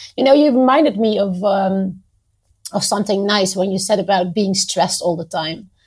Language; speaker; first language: English; non-native, fluent; Dutch